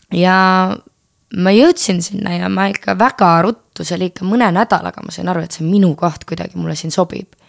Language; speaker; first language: Estonian; native; Estonian